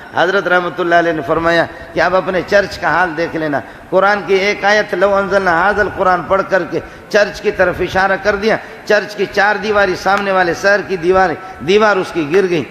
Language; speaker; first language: Urdu; non-native, local second language; Baluchi